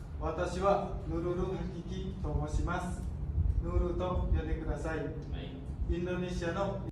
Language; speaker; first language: Japanese; non-native, learner; Indonesian